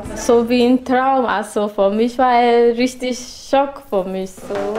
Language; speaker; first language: German; non-native, learner; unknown